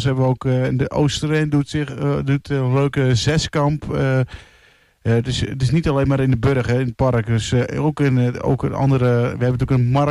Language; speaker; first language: Dutch; native; Dutch